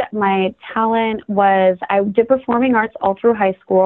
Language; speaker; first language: English; native; English